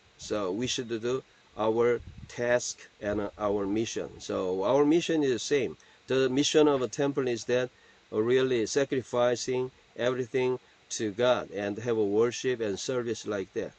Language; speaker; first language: English; non-native, fluent; Korean